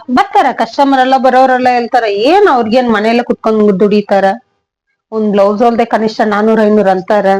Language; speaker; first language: Kannada; non-native, local second language; Tamil